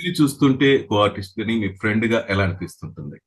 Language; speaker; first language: Telugu; native; Telugu